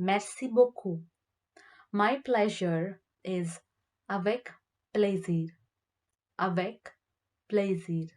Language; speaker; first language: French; non-native, learner; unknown